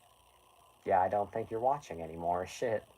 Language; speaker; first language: English; native; English